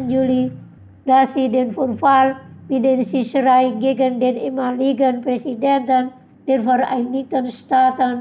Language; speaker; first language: German; non-native, fluent; Indonesian